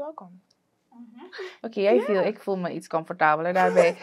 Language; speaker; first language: Dutch; native; Dutch